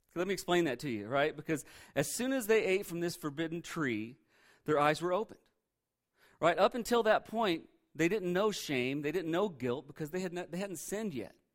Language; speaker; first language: English; native; English